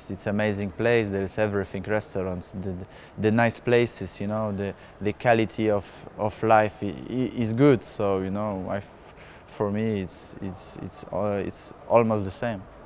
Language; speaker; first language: English; non-native, fluent; Polish